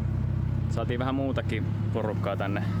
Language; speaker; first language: Finnish; native; Finnish